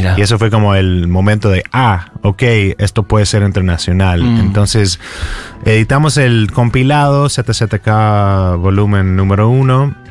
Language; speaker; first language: Spanish; non-native, fluent; English